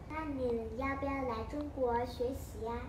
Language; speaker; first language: Chinese; non-native, fluent; Vietnamese